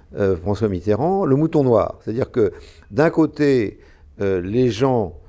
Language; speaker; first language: French; native; French